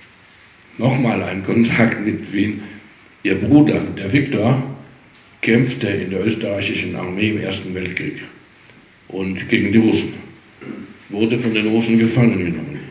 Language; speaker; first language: German; early bilingual, heritage; German